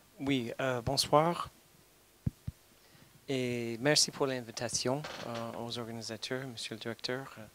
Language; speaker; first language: French; non-native, fluent; English